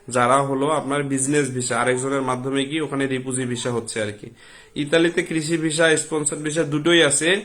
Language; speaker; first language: Bangla; native; Bangla